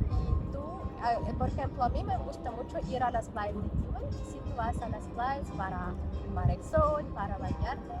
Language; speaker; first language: Spanish; non-native, fluent; Russian